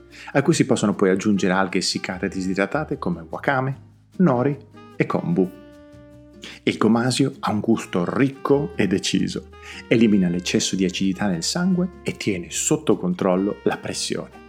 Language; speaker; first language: Italian; native; Italian